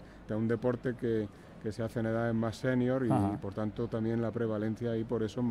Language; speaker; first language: Spanish; native; Spanish